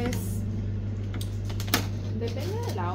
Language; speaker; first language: Spanish; native; Spanish